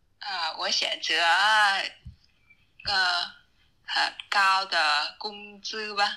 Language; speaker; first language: Chinese; non-native, learner; Vietnamese